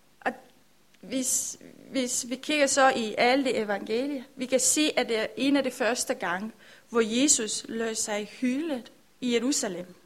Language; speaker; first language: Danish; non-native, learner; Romanian